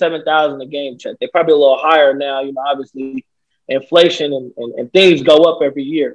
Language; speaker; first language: English; native; English